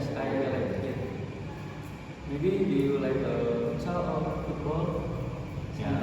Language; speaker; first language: English; non-native, learner; Indonesian